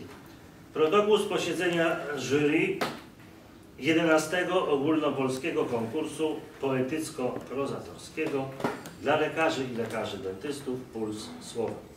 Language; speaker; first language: Polish; native; Polish